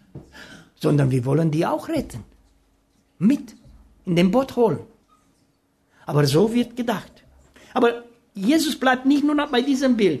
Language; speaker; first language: German; non-native, fluent; Romanian